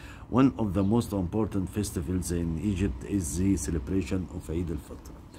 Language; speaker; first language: English; non-native, fluent; Arabic